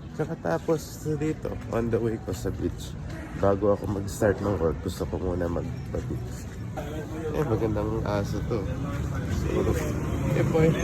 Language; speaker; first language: Filipino; native; Filipino